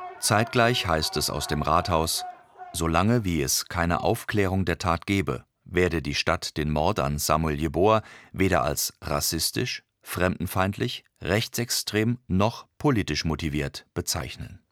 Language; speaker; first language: German; native; German